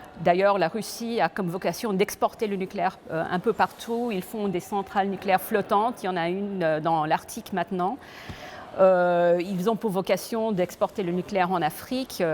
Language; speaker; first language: French; early bilingual, other home language; English